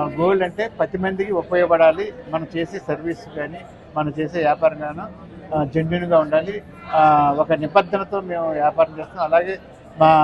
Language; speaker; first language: Telugu; native; Telugu